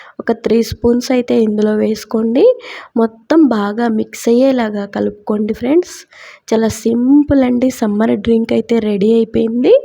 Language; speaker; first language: Telugu; native; Telugu